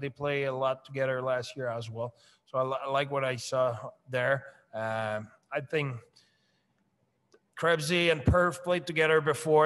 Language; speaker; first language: English; non-native, fluent; French